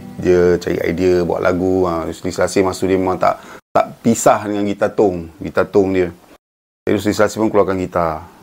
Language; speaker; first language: Malay; native; Malay